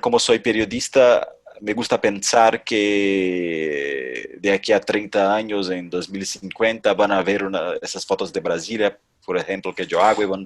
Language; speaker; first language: Spanish; non-native, fluent; Portuguese